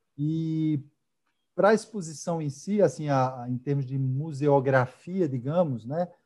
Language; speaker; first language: Portuguese; native; Portuguese